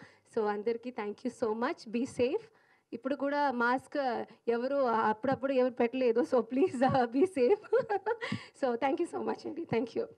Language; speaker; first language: Telugu; non-native, learner; Malayalam